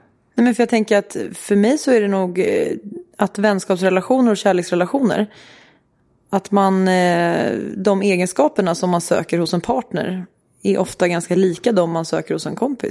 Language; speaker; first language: Swedish; native; Swedish